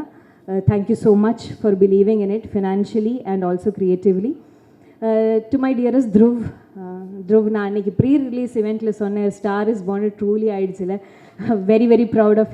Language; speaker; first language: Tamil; non-native, fluent; Malayalam